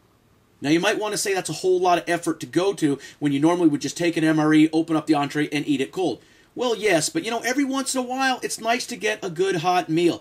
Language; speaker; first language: English; native; English